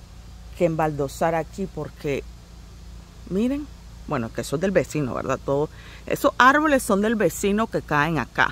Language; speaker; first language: Spanish; native; Spanish